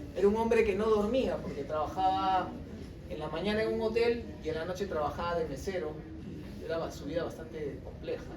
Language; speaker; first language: Spanish; native; Spanish